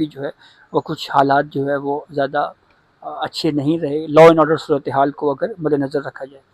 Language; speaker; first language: Urdu; non-native, local second language; Punjabi